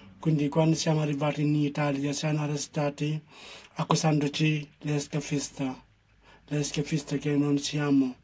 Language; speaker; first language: Italian; non-native, fluent; Wolof